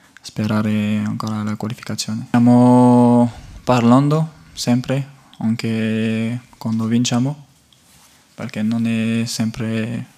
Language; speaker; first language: Italian; non-native, fluent; French